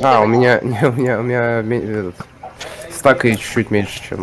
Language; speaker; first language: Russian; native; Russian